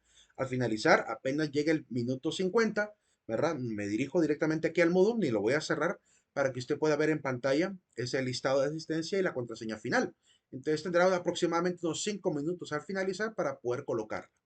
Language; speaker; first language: Spanish; native; Spanish